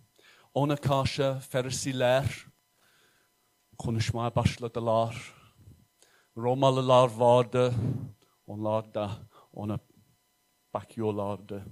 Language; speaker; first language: Turkish; non-native, fluent; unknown